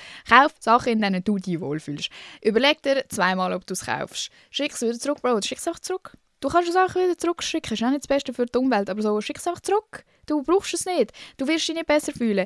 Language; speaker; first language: German; native; German